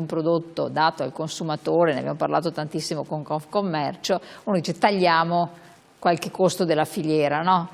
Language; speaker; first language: Italian; native; Italian